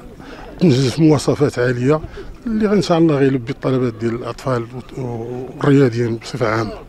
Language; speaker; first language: Arabic; native; Arabic